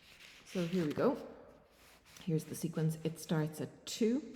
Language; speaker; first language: English; native; English